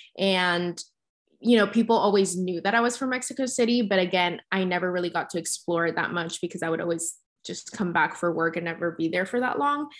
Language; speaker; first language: English; early bilingual, other home language; Spanish